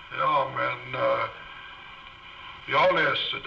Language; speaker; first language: Swedish; early bilingual, heritage; Swedish